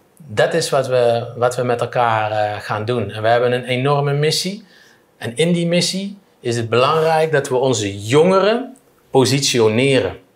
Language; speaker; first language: Dutch; native; Dutch